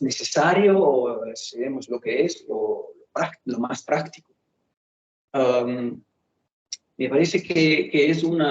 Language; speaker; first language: Spanish; non-native, fluent; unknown